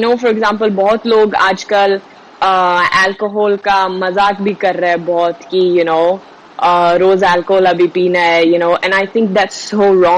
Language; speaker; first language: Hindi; non-native, learner; Swedish